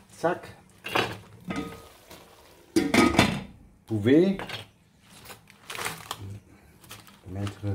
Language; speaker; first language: French; non-native, learner; German